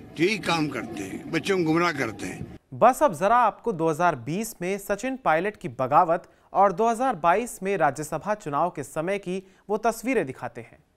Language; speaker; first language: Hindi; native; Hindi